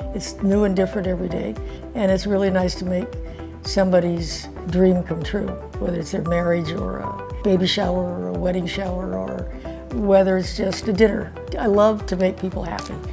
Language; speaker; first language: English; native; English